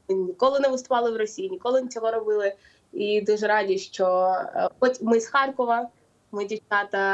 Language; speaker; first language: Ukrainian; non-native, local second language; Russian